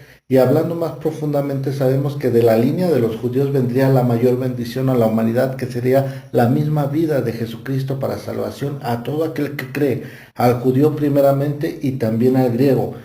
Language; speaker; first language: Spanish; native; Spanish